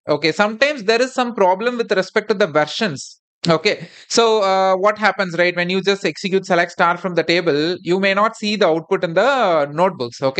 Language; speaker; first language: English; non-native, local second language; Tamil